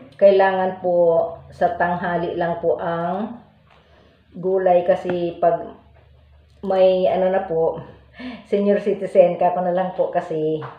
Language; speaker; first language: Filipino; non-native, local second language; Iloko